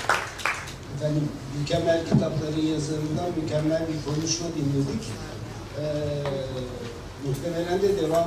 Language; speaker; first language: Turkish; native; Turkish